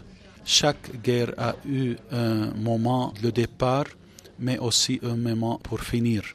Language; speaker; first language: French; non-native, fluent; Arabic